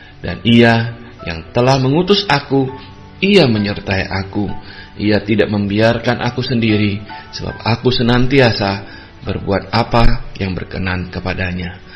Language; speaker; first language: Indonesian; native; Indonesian